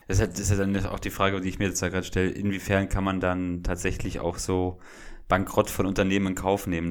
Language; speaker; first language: German; native; German